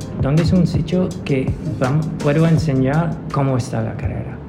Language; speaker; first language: Spanish; non-native, learner; English